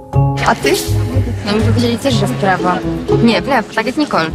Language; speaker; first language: Polish; native; Polish